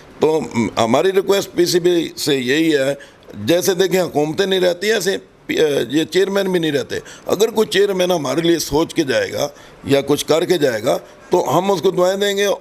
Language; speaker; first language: Urdu; non-native, local second language; Punjabi